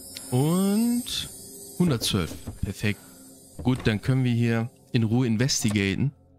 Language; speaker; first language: German; native; German